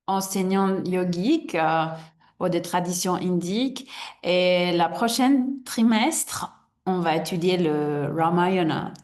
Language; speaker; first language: French; non-native, fluent; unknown